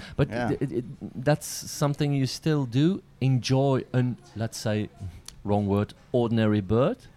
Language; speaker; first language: English; non-native, fluent; Dutch